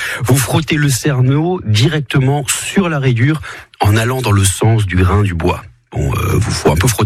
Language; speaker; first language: French; native; French